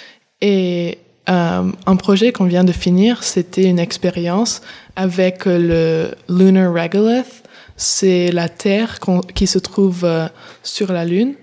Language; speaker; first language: French; early bilingual, heritage; English